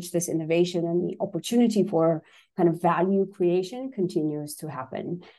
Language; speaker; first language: English; non-native, fluent; Russian